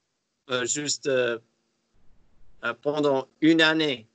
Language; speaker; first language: French; non-native, learner; English